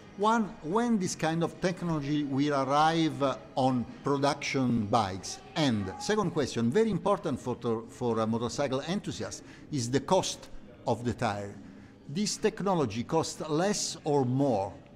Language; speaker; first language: English; non-native, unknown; Italian